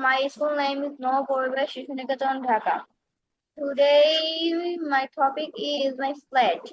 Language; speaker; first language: English; non-native, learner; Bangla